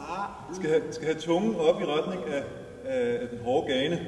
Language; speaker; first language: German; non-native, learner; Danish